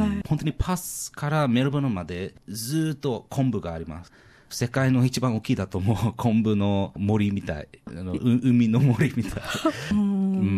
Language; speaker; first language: Japanese; non-native, learner; English